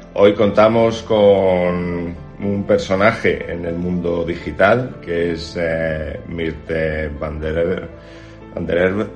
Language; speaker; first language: Spanish; native; Spanish